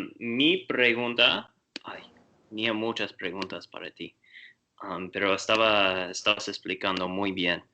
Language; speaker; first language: Spanish; non-native, learner; English